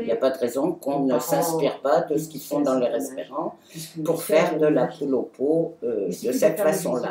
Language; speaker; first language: French; native; French